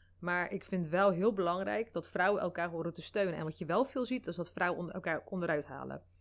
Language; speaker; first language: Dutch; early bilingual, other home language; Armenian